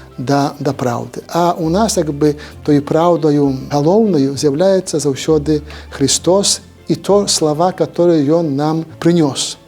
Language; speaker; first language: Belarusian; native; Belarusian